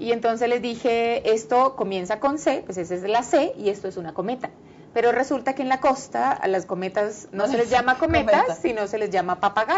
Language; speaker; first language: Spanish; native; Spanish